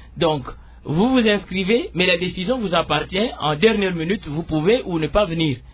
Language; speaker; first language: French; non-native, local second language; Lingala